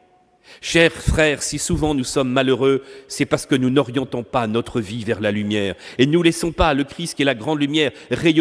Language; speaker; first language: French; native; French